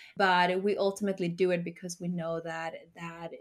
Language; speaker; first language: English; early bilingual, heritage; Spanish